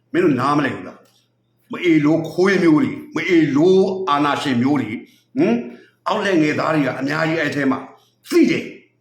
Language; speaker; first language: Burmese; native; Burmese